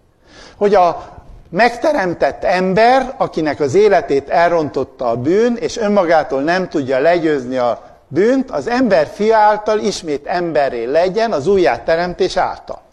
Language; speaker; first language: Hungarian; native; Hungarian